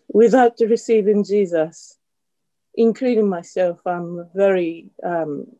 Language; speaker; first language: English; non-native, fluent; Japanese